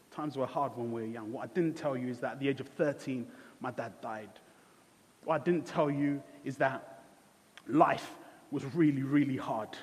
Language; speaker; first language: English; early bilingual, other home language; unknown